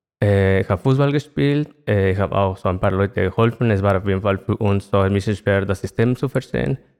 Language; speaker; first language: German; non-native, fluent; Spanish